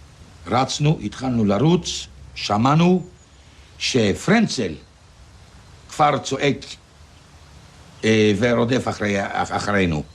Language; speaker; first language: Hebrew; non-native, fluent; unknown